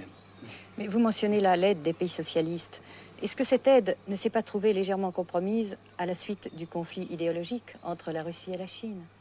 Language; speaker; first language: French; native; French